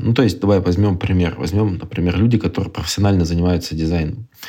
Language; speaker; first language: Russian; native; Russian